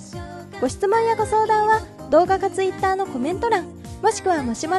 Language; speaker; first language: Japanese; native; Japanese